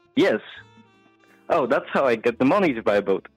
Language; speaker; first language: English; non-native, fluent; Polish